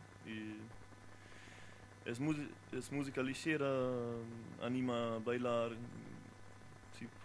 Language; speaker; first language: Spanish; non-native, fluent; French